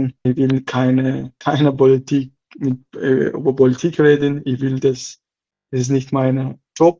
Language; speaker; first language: German; non-native, learner; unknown